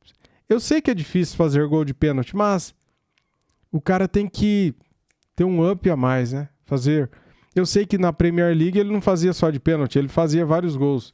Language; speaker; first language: Portuguese; native; Portuguese